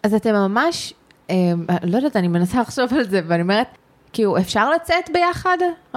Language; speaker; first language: Hebrew; native; Hebrew